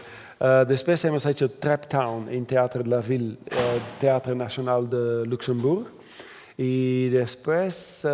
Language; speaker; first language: Spanish; non-native, fluent; Dutch